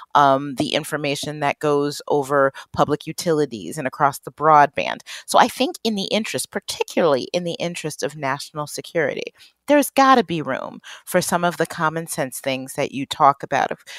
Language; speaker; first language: English; native; English